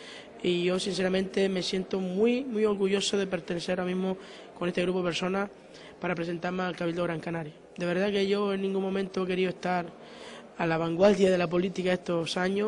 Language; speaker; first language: Spanish; native; Spanish